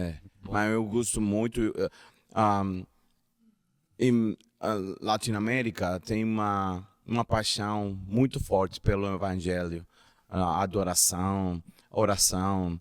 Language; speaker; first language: Portuguese; non-native, learner; Spanish